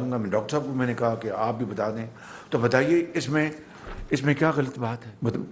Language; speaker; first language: Urdu; non-native, local second language; Punjabi